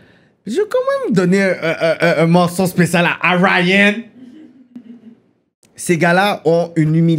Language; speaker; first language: French; native; French